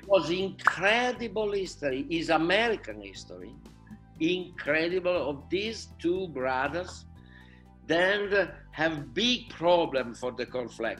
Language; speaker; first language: English; non-native, learner; Italian